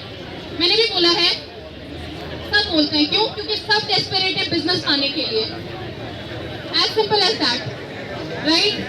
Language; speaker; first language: Hindi; native; Hindi